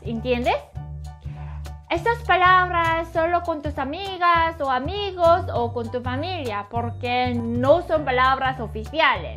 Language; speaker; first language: Spanish; non-native, learner; Korean